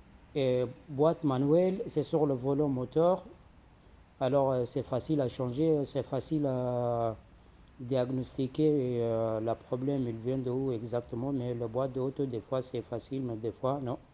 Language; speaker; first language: French; non-native, fluent; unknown